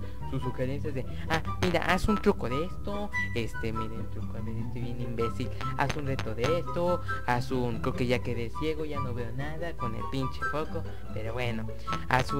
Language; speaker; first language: Spanish; native; Spanish